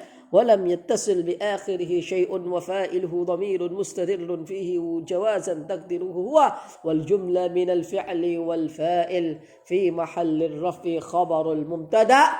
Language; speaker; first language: Arabic; non-native, fluent; Indonesian